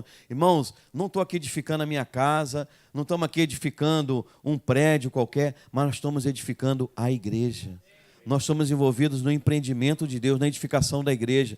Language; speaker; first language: Portuguese; native; Portuguese